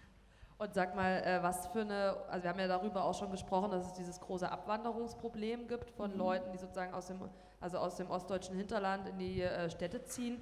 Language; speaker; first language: German; native; German